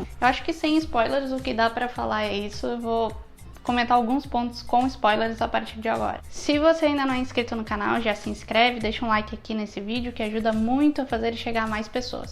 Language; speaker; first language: Portuguese; native; Portuguese